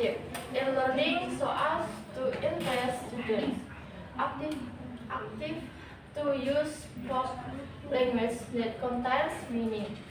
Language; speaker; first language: English; non-native, learner; Indonesian